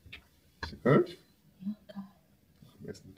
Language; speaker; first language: German; non-native, learner; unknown